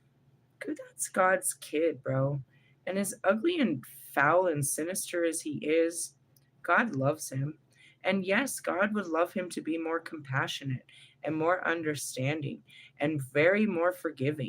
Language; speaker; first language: English; native; English